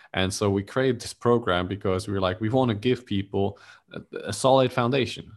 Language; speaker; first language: English; non-native, fluent; German